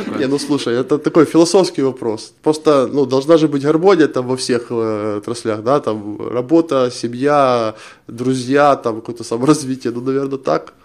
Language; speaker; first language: Russian; non-native, local second language; Ukrainian